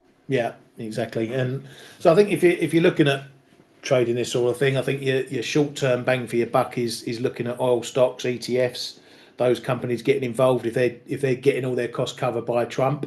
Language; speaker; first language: English; native; English